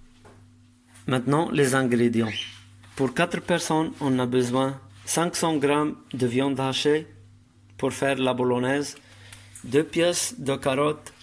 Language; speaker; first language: French; non-native, learner; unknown